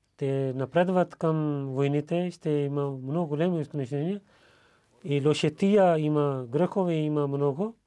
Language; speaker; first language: Bulgarian; non-native, learner; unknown